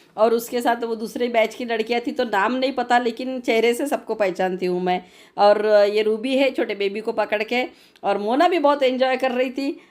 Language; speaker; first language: Hindi; non-native, local second language; Marathi